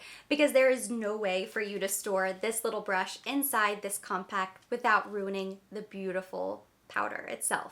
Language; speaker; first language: English; native; English